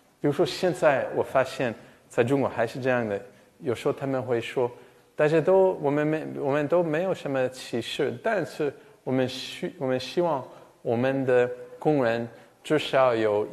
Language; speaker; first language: Chinese; non-native, fluent; English